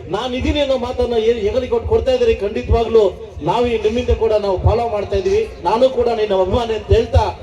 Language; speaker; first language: Kannada; native; Kannada